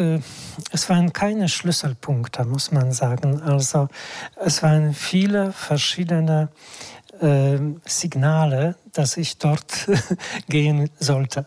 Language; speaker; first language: German; non-native, fluent; Polish